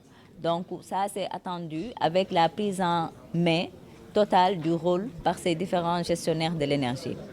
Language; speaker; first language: French; non-native, local second language; Wolof